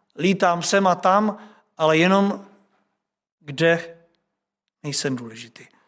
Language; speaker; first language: Czech; native; Czech